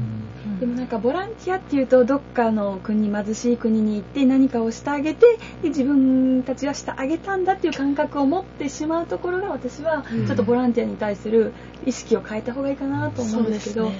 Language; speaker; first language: Japanese; native; Japanese